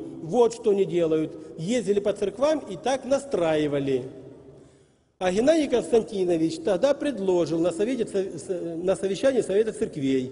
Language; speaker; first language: Russian; native; Russian